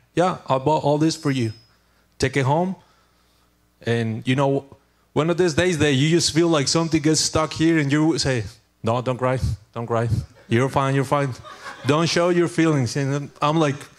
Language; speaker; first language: English; non-native, learner; Spanish